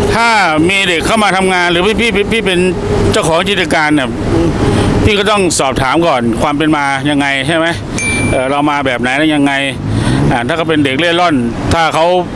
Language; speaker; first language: Thai; native; Thai